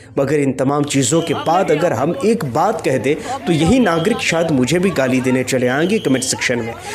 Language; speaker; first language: Hindi; native; Hindi